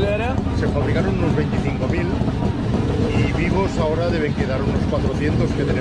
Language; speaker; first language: Spanish; native; Spanish